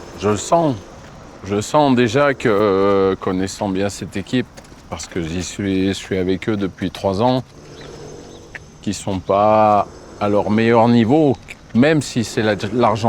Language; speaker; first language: French; native; French